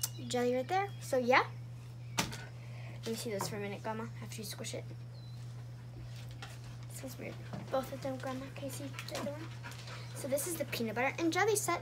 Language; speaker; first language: English; native; English